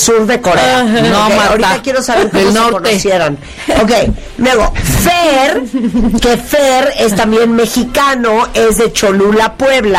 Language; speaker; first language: Spanish; native; Spanish